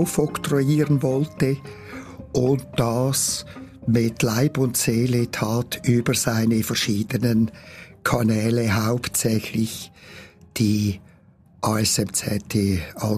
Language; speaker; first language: German; native; German